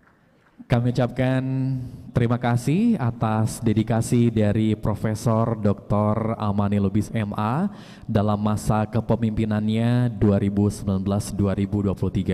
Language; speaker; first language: Indonesian; native; Indonesian